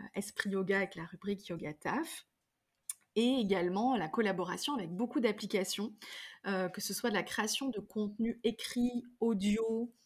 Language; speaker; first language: French; native; French